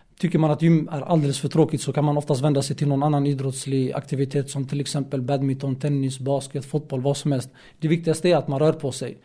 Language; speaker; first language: Swedish; early bilingual, other home language; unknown